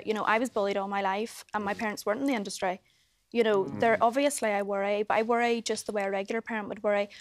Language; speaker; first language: English; native; English